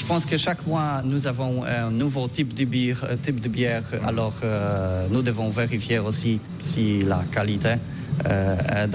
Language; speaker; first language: French; non-native, fluent; Polish